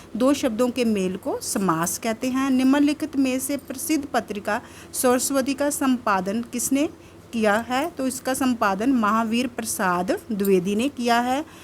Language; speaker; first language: Hindi; native; Hindi